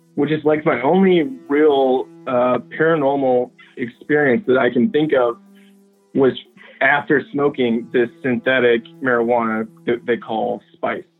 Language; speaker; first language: English; native; English